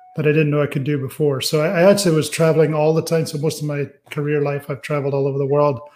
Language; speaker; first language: English; native; English